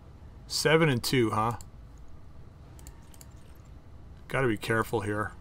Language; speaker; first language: English; native; English